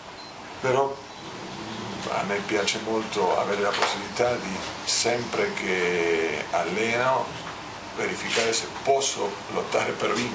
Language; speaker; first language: Italian; non-native, fluent; Spanish